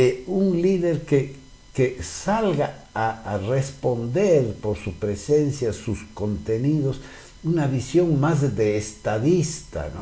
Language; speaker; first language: Spanish; native; Spanish